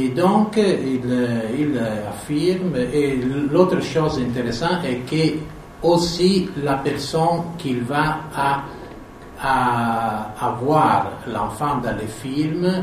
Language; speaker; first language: French; non-native, fluent; Italian